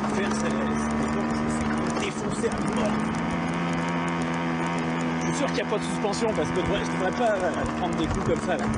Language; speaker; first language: French; native; French